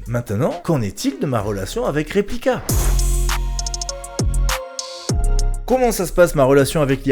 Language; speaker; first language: French; native; French